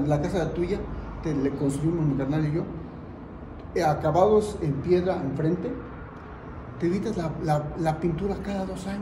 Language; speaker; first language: Spanish; native; Spanish